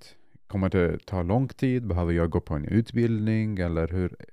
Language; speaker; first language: Swedish; non-native, fluent; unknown